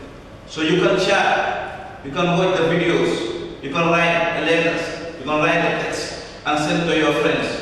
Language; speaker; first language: English; non-native, learner; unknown